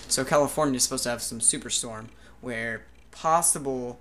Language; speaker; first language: English; native; English